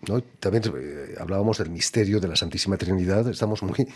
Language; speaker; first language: Spanish; native; Spanish